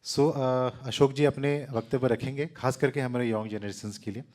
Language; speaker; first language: Hindi; non-native, local second language; Assamese